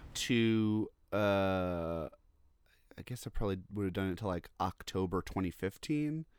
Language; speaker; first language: English; native; English